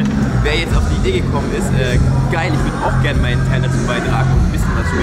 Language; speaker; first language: German; native; German